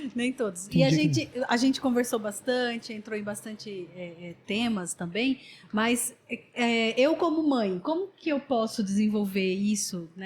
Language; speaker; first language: Portuguese; native; Portuguese